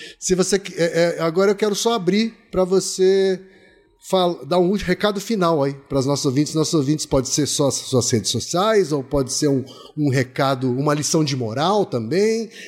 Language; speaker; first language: Portuguese; native; Portuguese